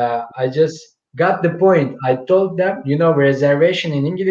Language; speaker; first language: English; non-native, fluent; Turkish